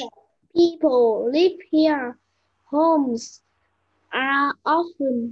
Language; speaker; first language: English; non-native, learner; Vietnamese